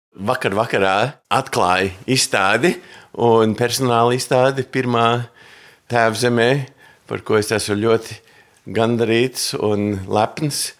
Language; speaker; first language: Latvian; early bilingual, heritage; Latvian